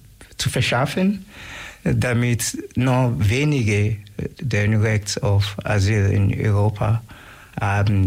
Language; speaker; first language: German; non-native, learner; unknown